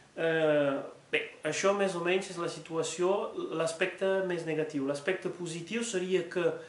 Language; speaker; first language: Catalan; non-native, local second language; French